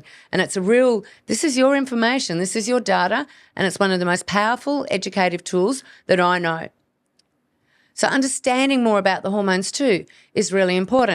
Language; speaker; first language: English; native; English